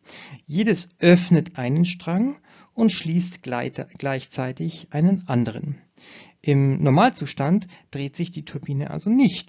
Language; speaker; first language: German; native; German